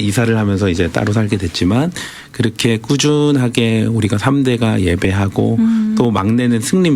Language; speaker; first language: Korean; native; Korean